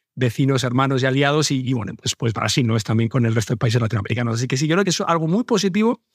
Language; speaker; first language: Spanish; native; Spanish